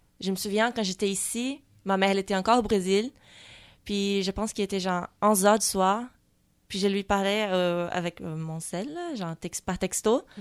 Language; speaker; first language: French; non-native, fluent; Portuguese